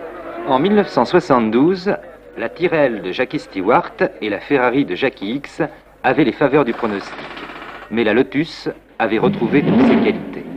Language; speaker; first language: French; native; French